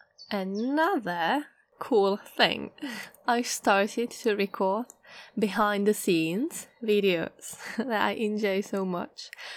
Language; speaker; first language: English; non-native, fluent; Czech